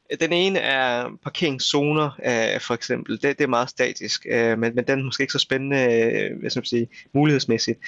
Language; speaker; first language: Danish; early bilingual, other home language; Vietnamese